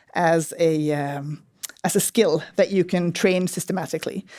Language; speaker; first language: English; non-native, fluent; Norwegian